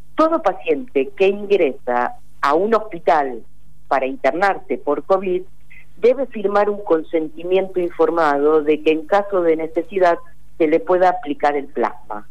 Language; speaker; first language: Spanish; native; Spanish